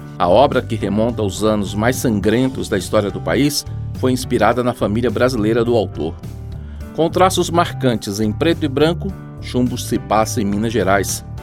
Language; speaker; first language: Portuguese; native; Portuguese